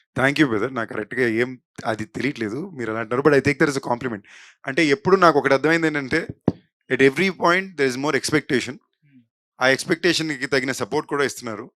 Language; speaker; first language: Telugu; native; Telugu